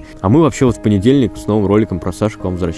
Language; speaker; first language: Russian; native; Russian